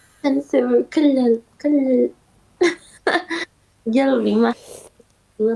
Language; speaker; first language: Arabic; non-native, learner; Turkish